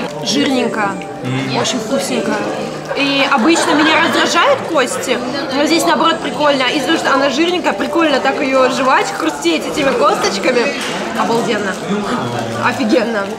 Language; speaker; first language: Russian; native; Russian